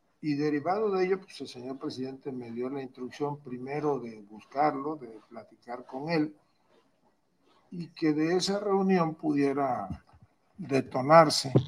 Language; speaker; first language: Spanish; native; Spanish